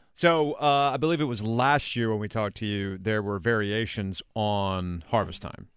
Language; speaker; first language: English; early bilingual, other home language; Spanish